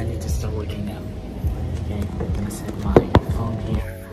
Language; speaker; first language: English; non-native, fluent; Vietnamese